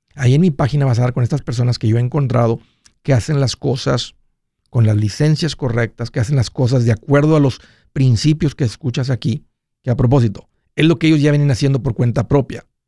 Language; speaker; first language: Spanish; early bilingual, heritage; Spanish